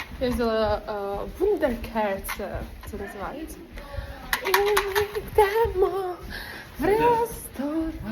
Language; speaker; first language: Ukrainian; native; Ukrainian